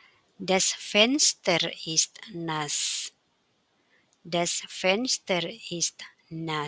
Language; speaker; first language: German; non-native, fluent; Indonesian